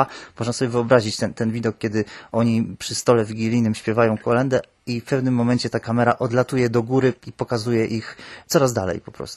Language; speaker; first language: Polish; native; Polish